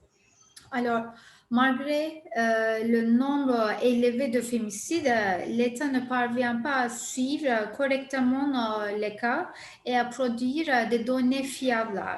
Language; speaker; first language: French; non-native, fluent; Turkish